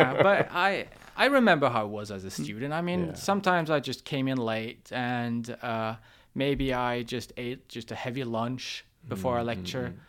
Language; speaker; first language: English; non-native, fluent; Norwegian